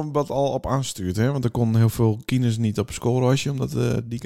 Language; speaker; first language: Dutch; native; Dutch